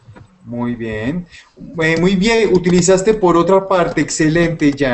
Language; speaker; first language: Spanish; native; Spanish